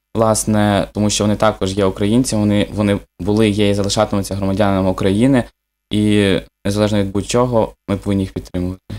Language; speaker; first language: Ukrainian; native; Ukrainian